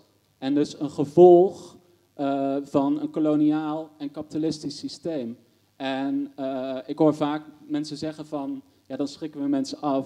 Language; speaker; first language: Dutch; native; Dutch